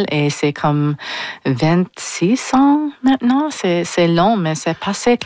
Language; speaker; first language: French; non-native, fluent; English